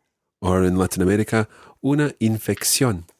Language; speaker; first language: Spanish; non-native, fluent; English